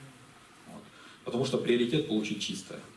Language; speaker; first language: Russian; native; Russian